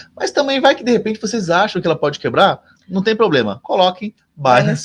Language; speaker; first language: Portuguese; native; Portuguese